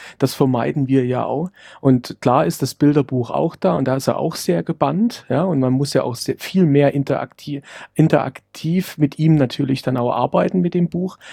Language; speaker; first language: German; native; German